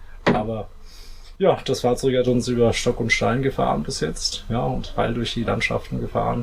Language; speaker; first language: German; native; German